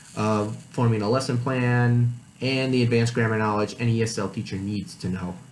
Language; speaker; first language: English; native; English